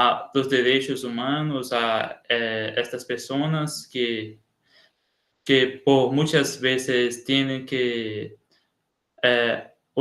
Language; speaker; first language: Spanish; non-native, learner; Portuguese